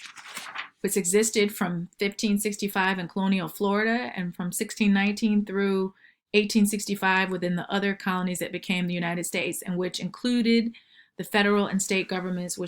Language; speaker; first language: English; native; English